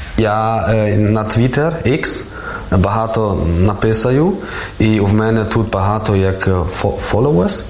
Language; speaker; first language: Ukrainian; non-native, learner; German